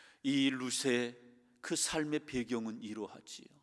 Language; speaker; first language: Korean; native; Korean